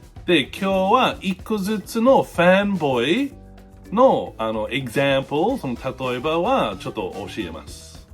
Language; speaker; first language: Japanese; non-native, fluent; English